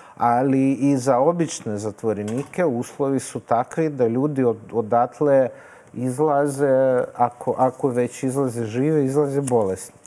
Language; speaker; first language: Serbian; non-native, fluent; Russian